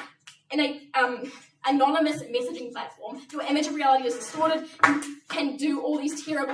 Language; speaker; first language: English; native; English